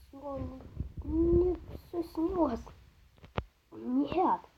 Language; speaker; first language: Russian; native; Russian